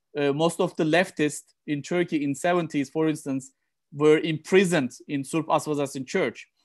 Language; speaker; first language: English; non-native, fluent; Turkish